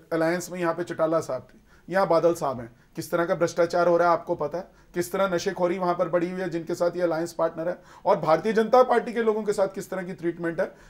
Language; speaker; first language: Hindi; native; Hindi